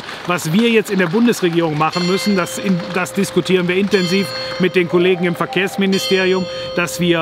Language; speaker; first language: German; native; German